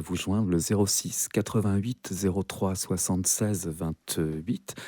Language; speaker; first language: French; native; French